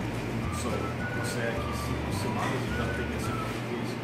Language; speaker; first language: Portuguese; non-native, fluent; English